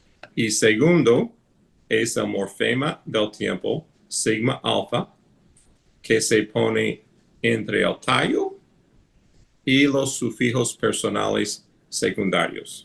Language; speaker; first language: Spanish; non-native, fluent; English